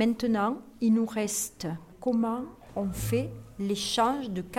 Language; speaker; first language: French; native; French